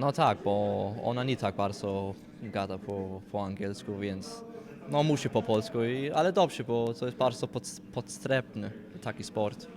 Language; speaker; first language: Polish; non-native, learner; Danish